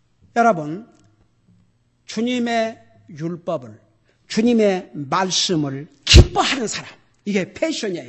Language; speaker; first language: Korean; native; Korean